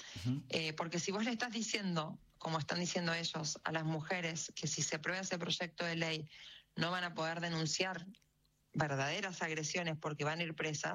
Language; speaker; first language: Spanish; native; Spanish